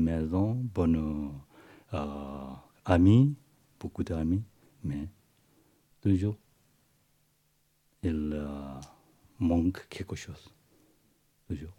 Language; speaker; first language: French; non-native, learner; Tibetan